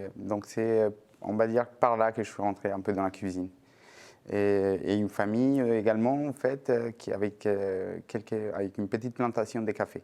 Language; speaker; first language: French; non-native, fluent; Spanish